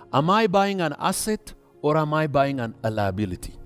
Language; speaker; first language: English; non-native, local second language; Amharic